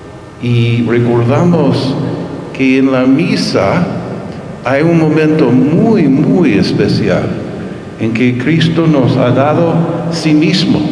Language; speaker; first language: Spanish; non-native, fluent; English